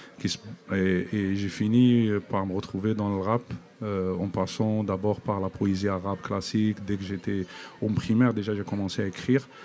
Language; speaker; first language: French; non-native, local second language; Kabyle